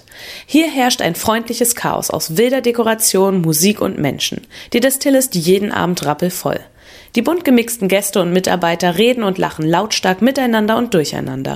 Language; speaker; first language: German; native; German